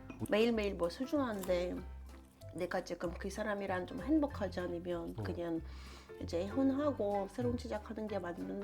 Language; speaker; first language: Korean; non-native, fluent; Ukrainian